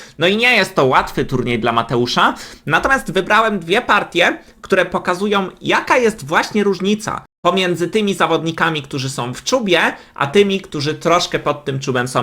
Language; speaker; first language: Polish; native; Polish